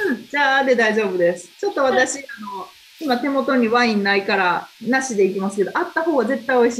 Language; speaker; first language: Japanese; native; Japanese